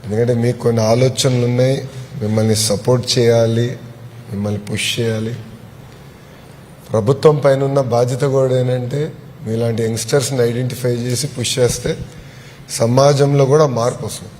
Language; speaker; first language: Telugu; native; Telugu